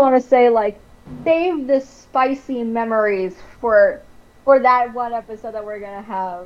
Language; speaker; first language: English; native; English